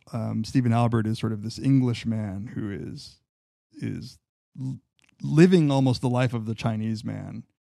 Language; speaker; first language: English; native; English